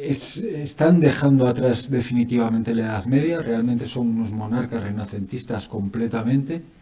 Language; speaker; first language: Spanish; native; Spanish